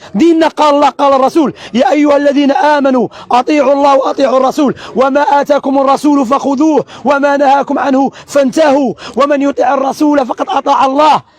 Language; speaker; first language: Arabic; native; Arabic